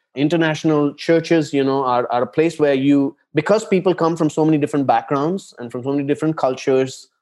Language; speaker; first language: English; non-native, local second language; Tamil